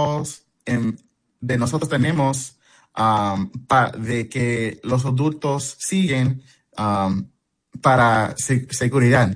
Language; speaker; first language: Spanish; early bilingual, heritage; English